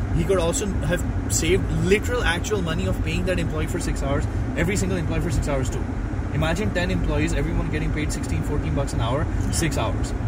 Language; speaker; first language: English; non-native, local second language; Hindi